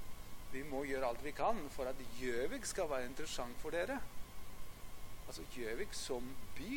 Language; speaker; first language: Norwegian; non-native, fluent; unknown